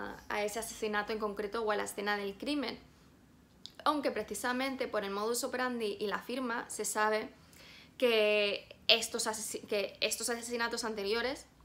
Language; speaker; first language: Spanish; native; Spanish